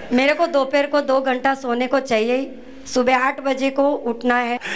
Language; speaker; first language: Hindi; non-native, local second language; Gujarati